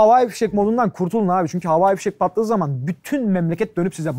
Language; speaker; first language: Turkish; native; Turkish